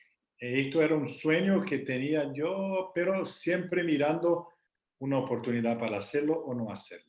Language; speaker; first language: Spanish; non-native, fluent; Portuguese